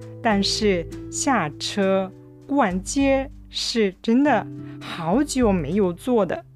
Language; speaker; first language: Chinese; non-native, fluent; Japanese